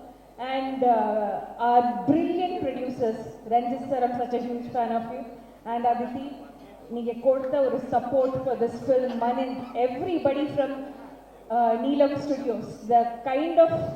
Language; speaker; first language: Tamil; non-native, learner; Malayalam